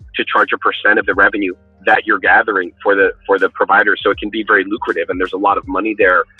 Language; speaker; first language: English; native; English